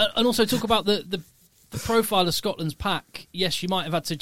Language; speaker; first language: English; native; English